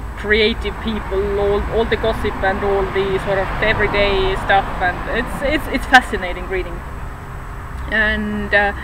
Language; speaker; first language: English; non-native, fluent; Estonian